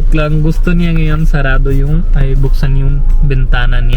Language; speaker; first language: Filipino; non-native, learner; Punjabi